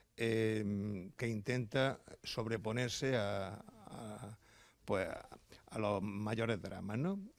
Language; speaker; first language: Spanish; native; Spanish